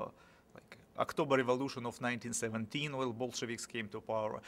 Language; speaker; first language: English; non-native, fluent; Russian